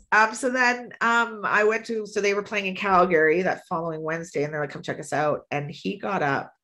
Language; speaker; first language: English; native; English